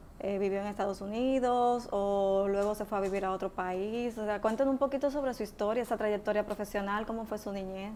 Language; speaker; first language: Spanish; native; Spanish